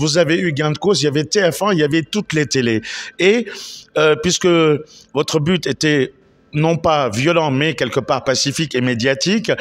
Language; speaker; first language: French; native; French